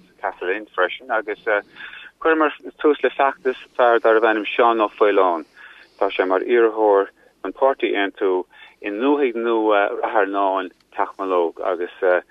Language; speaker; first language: Irish; non-native, local second language; English